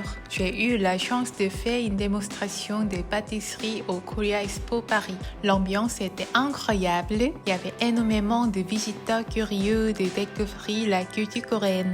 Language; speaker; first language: French; non-native, fluent; Korean